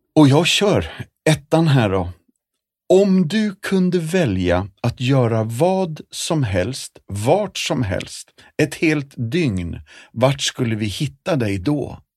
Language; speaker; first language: Swedish; native; Swedish